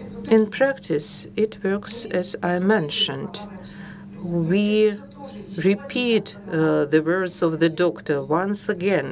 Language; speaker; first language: English; non-native, fluent; Russian